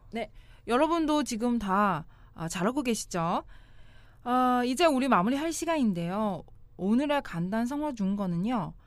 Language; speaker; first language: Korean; non-native, fluent; Chinese